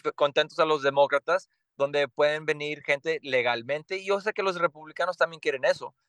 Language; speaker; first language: Spanish; early bilingual, heritage; Spanish